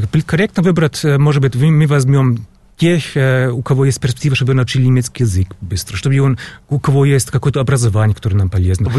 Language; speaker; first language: Russian; non-native, fluent; German